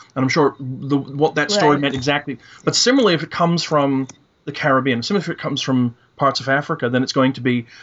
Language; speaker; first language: English; native; English